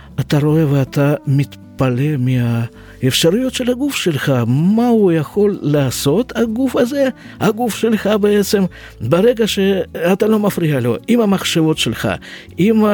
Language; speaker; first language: Hebrew; non-native, fluent; Russian